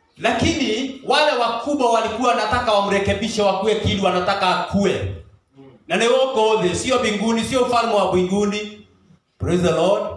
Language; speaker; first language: Swahili; non-native, local second language; Kikuyu